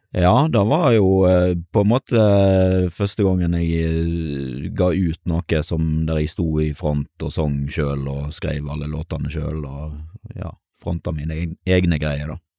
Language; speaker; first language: Norwegian; native; Norwegian